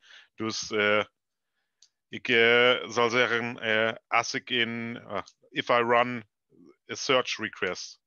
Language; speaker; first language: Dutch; non-native, learner; German